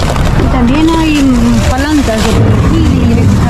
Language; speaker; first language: Spanish; native; Spanish